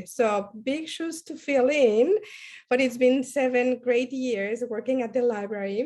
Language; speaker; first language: English; non-native, fluent; Spanish